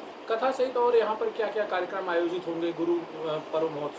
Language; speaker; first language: Hindi; native; Hindi